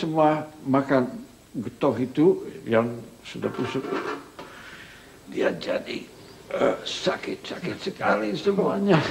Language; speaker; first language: Indonesian; non-native, local second language; Dutch